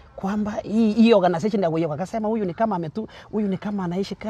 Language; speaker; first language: Swahili; non-native, local second language; Gusii